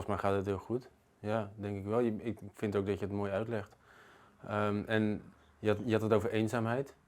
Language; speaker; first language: Dutch; native; Dutch